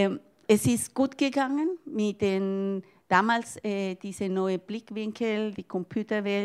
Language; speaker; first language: German; non-native, fluent; Spanish